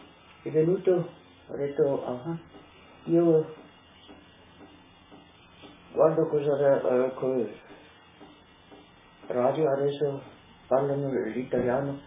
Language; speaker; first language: Italian; non-native, local second language; Slovenian